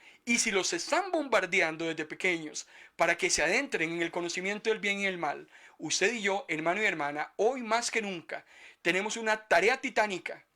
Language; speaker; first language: Spanish; native; Spanish